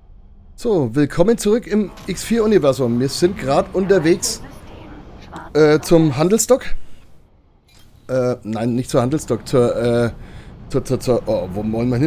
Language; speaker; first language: German; native; German